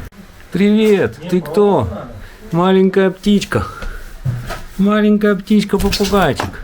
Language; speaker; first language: Russian; native; Russian